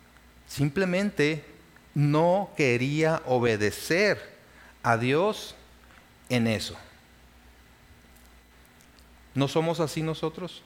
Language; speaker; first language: Spanish; native; Spanish